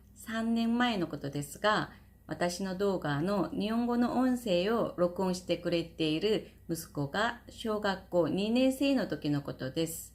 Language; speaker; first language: Japanese; non-native, fluent; Korean